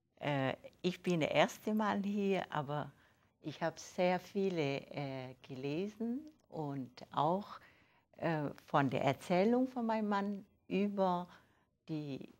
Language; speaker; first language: German; non-native, fluent; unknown